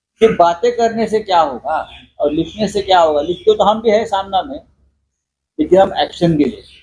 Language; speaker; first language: Hindi; non-native, local second language; Marathi